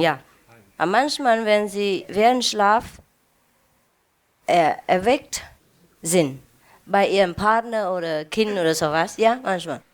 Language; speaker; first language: German; non-native, learner; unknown